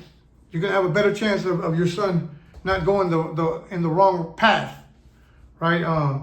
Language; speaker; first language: English; native; English